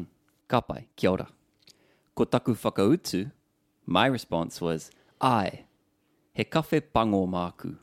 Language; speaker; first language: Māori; non-native, local second language; English